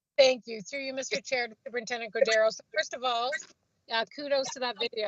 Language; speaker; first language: English; non-native, fluent; Vietnamese